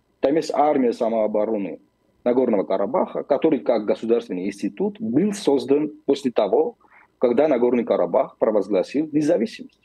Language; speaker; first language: Russian; non-native, local second language; Armenian